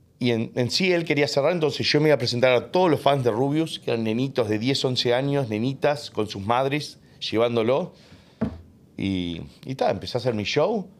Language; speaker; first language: Spanish; native; Spanish